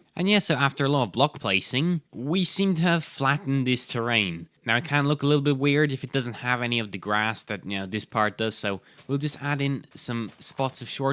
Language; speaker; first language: English; native; English